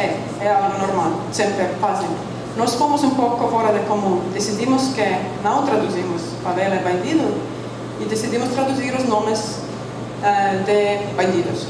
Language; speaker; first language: Portuguese; non-native, fluent; Estonian